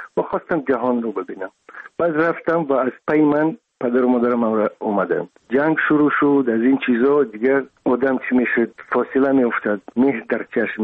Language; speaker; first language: Persian; non-native, local second language; Russian